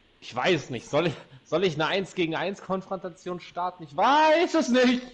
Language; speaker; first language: German; native; German